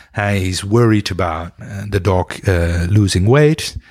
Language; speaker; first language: English; non-native, fluent; Dutch